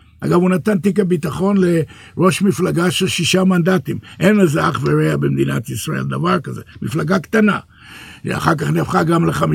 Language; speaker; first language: Hebrew; early bilingual, other home language; English